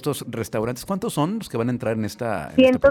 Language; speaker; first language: Spanish; native; Spanish